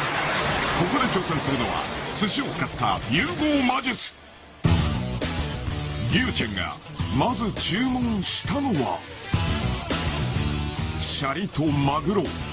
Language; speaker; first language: Japanese; native; Japanese